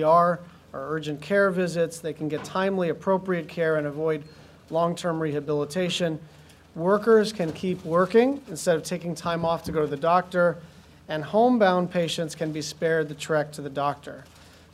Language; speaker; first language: English; native; English